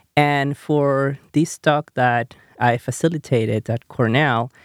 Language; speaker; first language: English; non-native, fluent; Spanish